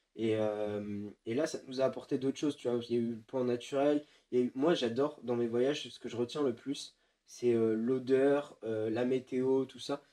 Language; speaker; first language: French; native; French